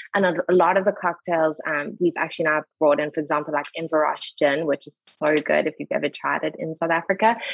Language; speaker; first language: English; native; English